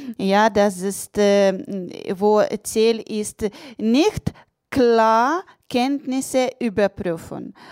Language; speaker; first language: German; non-native, learner; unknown